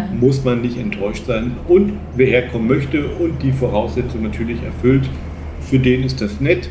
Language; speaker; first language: German; native; German